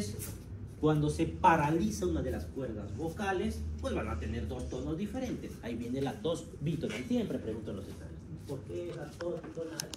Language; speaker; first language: Spanish; native; Spanish